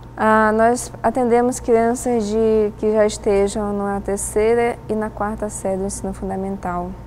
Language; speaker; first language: Portuguese; native; Portuguese